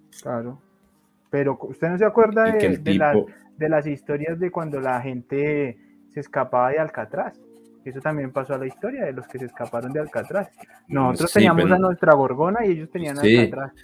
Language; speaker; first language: Spanish; native; Spanish